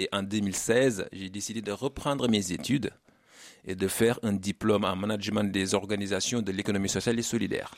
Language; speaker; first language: French; non-native, local second language; Wolof